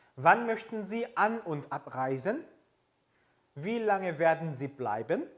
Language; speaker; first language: German; non-native, fluent; Korean